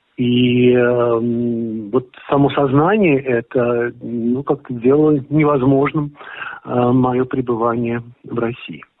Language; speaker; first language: Russian; native; Russian